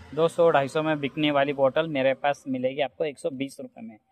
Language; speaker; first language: Hindi; non-native, local second language; Marathi